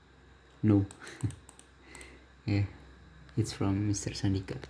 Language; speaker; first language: English; non-native, learner; Indonesian